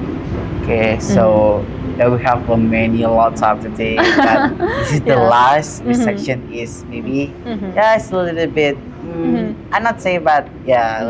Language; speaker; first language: English; non-native, learner; Indonesian